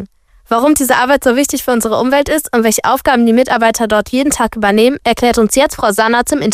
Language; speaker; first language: German; native; German